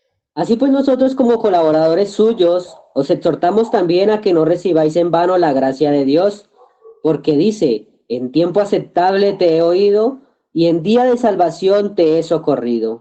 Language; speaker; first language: Spanish; native; Spanish